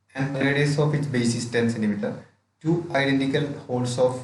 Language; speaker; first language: English; non-native, local second language; Malayalam